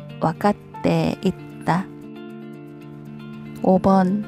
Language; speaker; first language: Japanese; non-native, learner; Korean